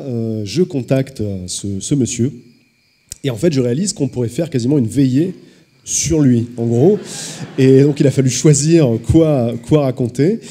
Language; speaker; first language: French; native; French